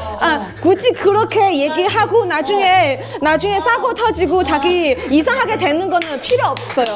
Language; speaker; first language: Korean; non-native, fluent; Chinese